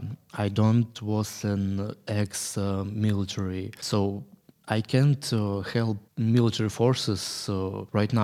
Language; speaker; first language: English; non-native, learner; Ukrainian